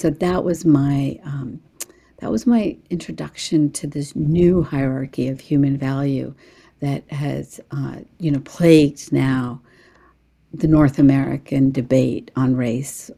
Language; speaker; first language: English; early bilingual, other home language; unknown